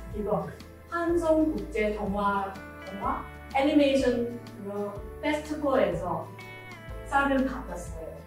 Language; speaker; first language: Korean; non-native, learner; Chinese